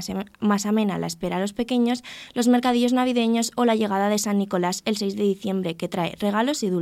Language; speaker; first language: Spanish; native; Spanish